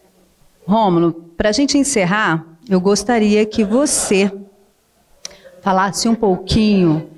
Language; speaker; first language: Portuguese; native; Portuguese